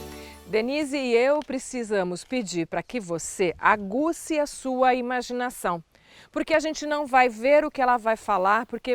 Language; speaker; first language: Portuguese; native; Portuguese